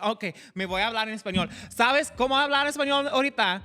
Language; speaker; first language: Spanish; non-native, learner; English